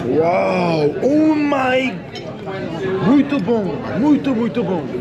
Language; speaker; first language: Portuguese; non-native, learner; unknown